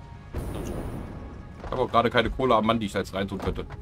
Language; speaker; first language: German; native; German